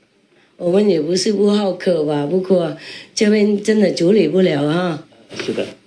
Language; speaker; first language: Chinese; non-native, fluent; Vietnamese